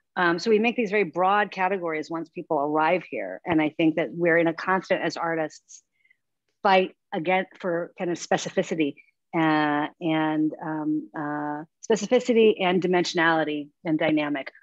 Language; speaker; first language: English; native; English